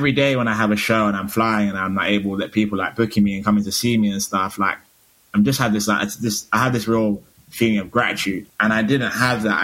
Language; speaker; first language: English; native; English